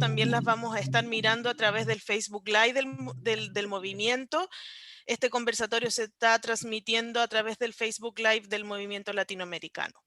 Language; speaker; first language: Spanish; native; Spanish